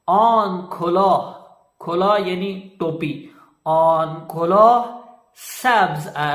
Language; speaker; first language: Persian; non-native, fluent; Urdu